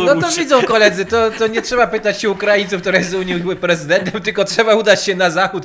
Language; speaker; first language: Polish; native; Polish